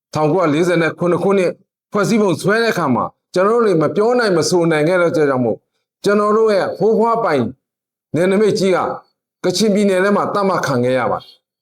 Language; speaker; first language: Burmese; non-native, local second language; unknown